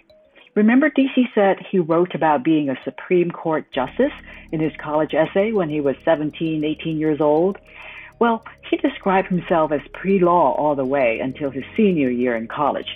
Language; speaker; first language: English; non-native, local second language; Cantonese